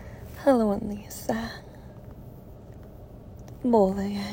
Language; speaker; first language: Finnish; non-native, learner; English